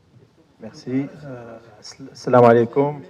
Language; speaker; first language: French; non-native, local second language; Arabic